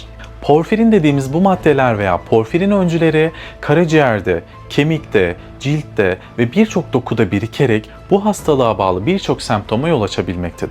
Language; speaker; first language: Turkish; native; Turkish